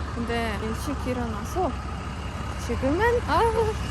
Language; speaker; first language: Korean; non-native, fluent; Ukrainian